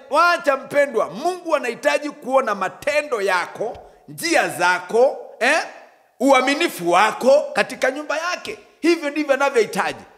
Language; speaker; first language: Swahili; non-native, local second language; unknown